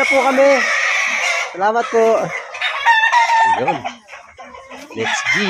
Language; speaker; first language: Filipino; native; Filipino